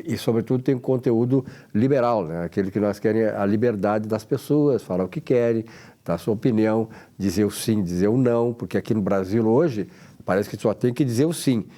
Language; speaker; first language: Portuguese; native; Portuguese